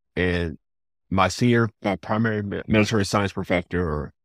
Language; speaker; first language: English; native; English